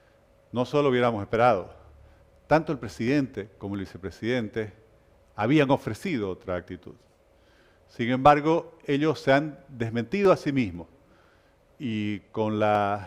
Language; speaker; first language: Spanish; native; Spanish